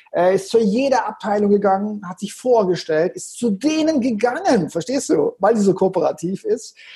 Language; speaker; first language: German; native; German